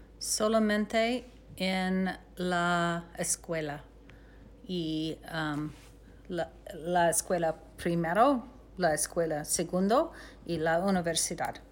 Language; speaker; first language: Spanish; non-native, learner; English